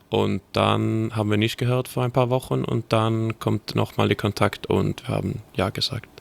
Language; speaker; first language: German; non-native, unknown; Swedish